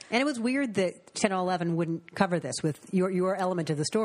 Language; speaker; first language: English; native; English